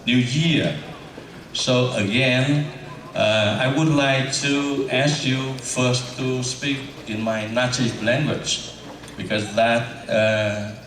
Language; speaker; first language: English; non-native, fluent; Vietnamese